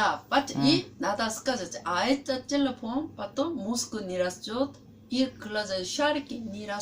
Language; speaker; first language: Russian; non-native, learner; Korean